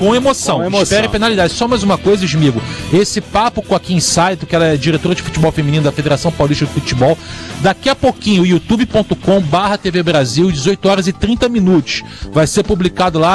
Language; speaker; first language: Portuguese; native; Portuguese